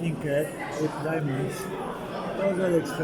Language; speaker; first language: English; non-native, fluent; Turkish